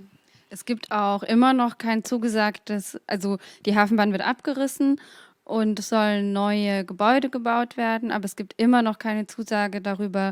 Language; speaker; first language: German; native; German